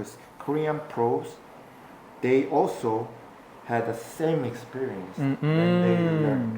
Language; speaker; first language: English; non-native, fluent; Korean